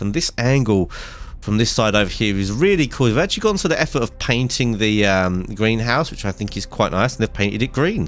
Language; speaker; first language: English; native; English